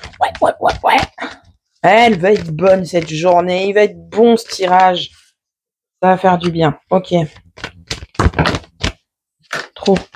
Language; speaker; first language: French; native; French